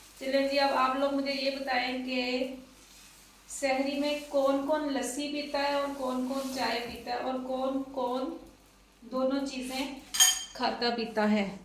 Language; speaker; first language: Urdu; non-native, local second language; Punjabi